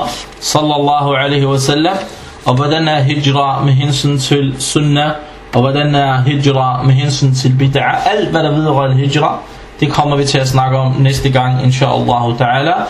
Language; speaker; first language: Danish; non-native, fluent; Arabic